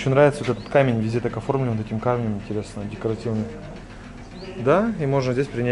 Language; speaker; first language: Russian; native; Russian